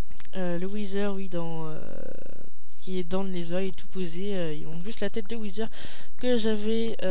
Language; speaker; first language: French; native; French